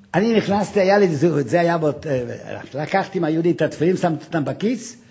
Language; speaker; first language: Hebrew; non-native, fluent; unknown